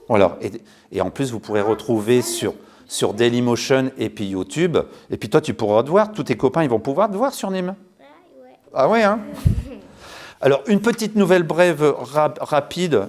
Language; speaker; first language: French; native; French